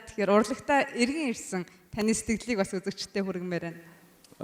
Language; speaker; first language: Mongolian; native; Mongolian